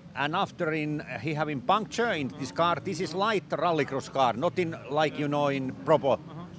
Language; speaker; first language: English; non-native, learner; Finnish